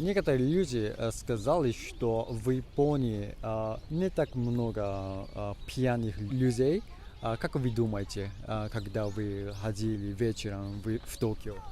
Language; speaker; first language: Russian; non-native, fluent; Japanese